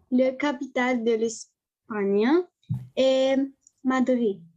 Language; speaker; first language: French; non-native, learner; Romanian